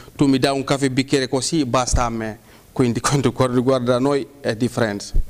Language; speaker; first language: Italian; non-native, fluent; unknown